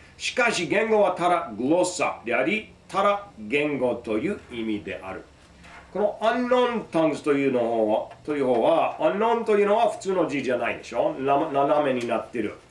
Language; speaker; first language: Japanese; non-native, fluent; English